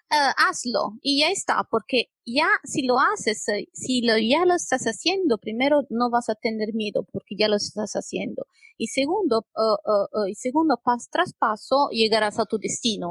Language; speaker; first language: Spanish; non-native, fluent; Italian